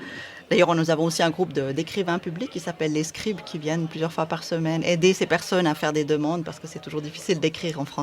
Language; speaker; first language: French; native; French